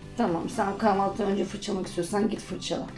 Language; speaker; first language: Turkish; native; Turkish